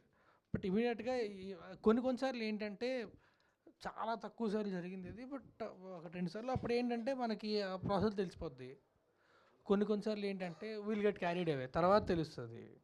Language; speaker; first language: Telugu; native; Telugu